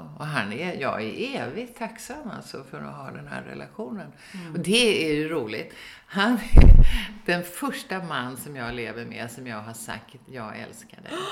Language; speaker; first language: Swedish; native; Swedish